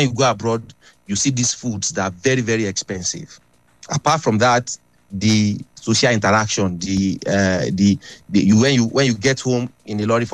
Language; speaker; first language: English; non-native, local second language; Yoruba